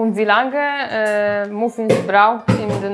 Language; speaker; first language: German; non-native, learner; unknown